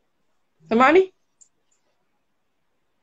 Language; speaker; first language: Arabic; non-native, learner; Malay